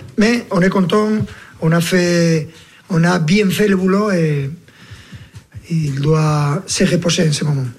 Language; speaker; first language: French; non-native, fluent; Spanish